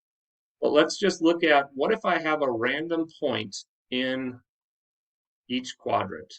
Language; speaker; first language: English; native; English